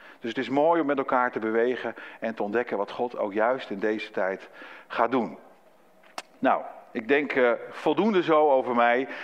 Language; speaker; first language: Dutch; native; Dutch